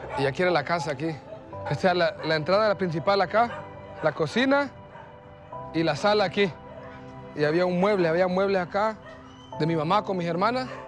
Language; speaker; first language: Spanish; native; Spanish